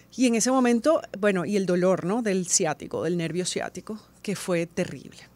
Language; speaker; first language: Spanish; native; Spanish